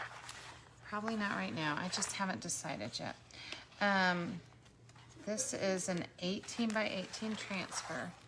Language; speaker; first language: English; native; English